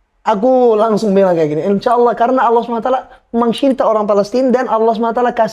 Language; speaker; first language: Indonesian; non-native, fluent; Arabic